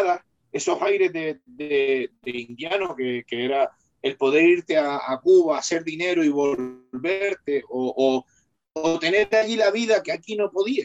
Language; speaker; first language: Spanish; native; Spanish